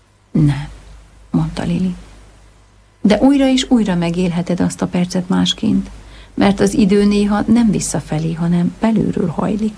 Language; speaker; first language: Hungarian; native; Hungarian